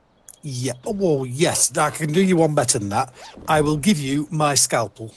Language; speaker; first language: English; native; English